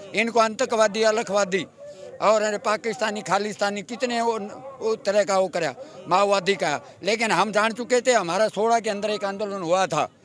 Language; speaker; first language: Hindi; native; Hindi